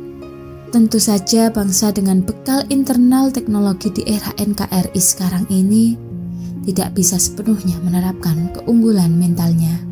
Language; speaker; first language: Indonesian; native; Indonesian